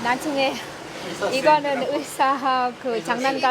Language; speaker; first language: Korean; non-native, fluent; Vietnamese